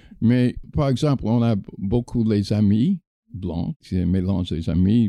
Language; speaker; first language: French; non-native, fluent; English